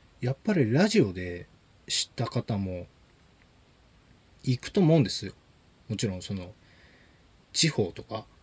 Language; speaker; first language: Japanese; native; Japanese